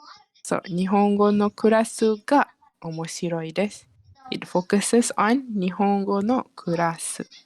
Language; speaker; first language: Japanese; non-native, learner; Malay